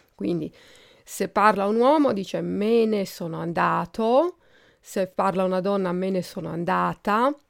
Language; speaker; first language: Italian; native; Italian